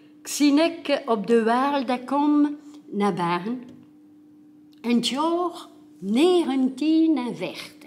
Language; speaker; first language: Dutch; non-native, local second language; French